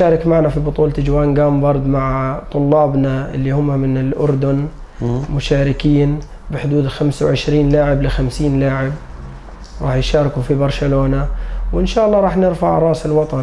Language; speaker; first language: Arabic; native; Arabic